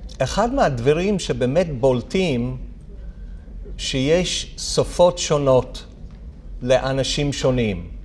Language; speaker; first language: Hebrew; non-native, fluent; English